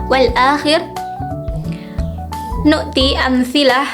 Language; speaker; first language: Arabic; non-native, learner; Indonesian